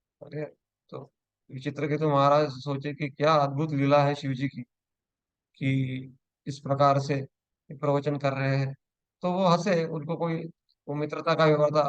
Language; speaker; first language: Hindi; non-native, local second language; Marathi